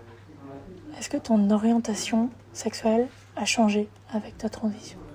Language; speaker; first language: French; native; French